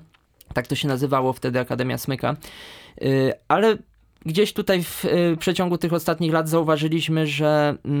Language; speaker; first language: Polish; native; Polish